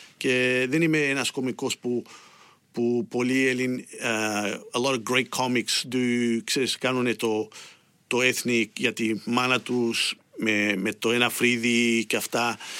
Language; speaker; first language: Greek; early bilingual, heritage; Greek